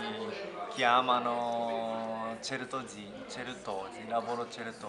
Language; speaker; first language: Italian; non-native, learner; Japanese